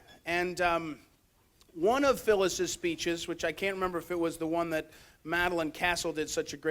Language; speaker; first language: English; native; English